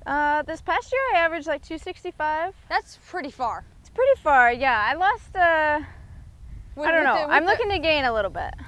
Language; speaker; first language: English; native; English